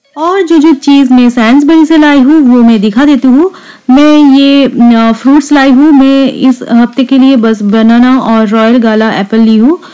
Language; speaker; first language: Hindi; non-native, local second language; Bangla